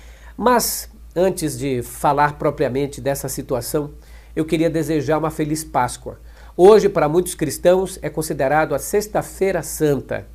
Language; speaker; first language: Portuguese; native; Portuguese